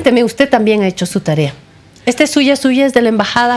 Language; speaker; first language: Spanish; native; Spanish